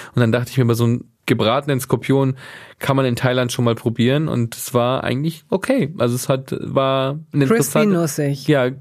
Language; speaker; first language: German; native; German